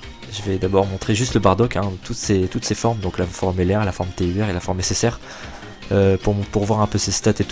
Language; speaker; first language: French; native; French